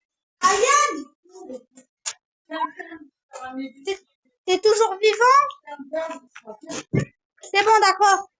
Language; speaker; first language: French; native; French